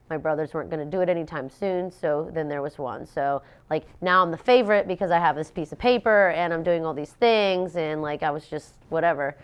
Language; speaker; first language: English; native; English